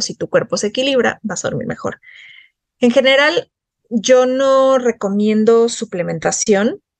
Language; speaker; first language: Spanish; native; Spanish